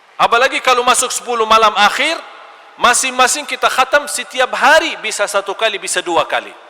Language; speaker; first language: Malay; non-native, fluent; Arabic